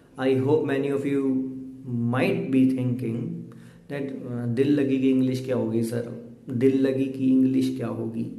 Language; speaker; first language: Hindi; native; Hindi